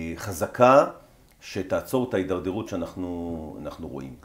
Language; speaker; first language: Hebrew; native; Hebrew